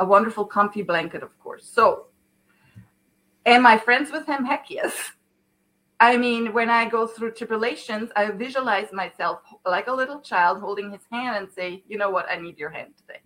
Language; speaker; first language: English; non-native, fluent; Swiss German